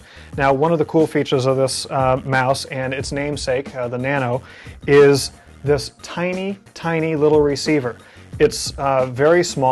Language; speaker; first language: English; native; English